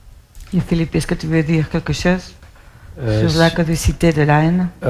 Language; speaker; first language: French; non-native, fluent; Spanish